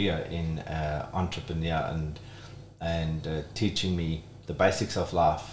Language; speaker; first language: English; non-native, local second language; Afrikaans